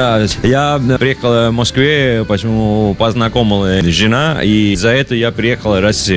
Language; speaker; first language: Russian; non-native, learner; Italian